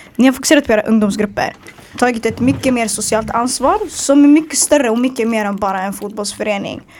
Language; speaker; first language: Swedish; early bilingual, other home language; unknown